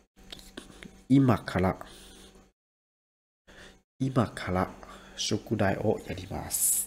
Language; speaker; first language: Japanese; non-native, fluent; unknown